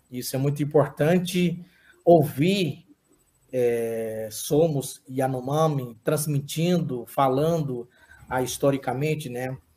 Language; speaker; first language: Portuguese; non-native, local second language; Yanomámi